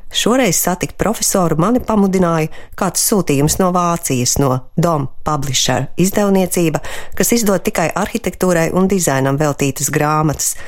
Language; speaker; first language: Latvian; native; Latvian